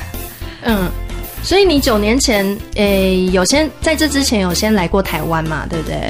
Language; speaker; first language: Chinese; native; Chinese